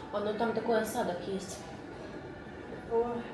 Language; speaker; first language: Russian; native; Russian